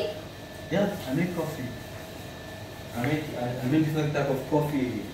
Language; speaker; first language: English; non-native, learner; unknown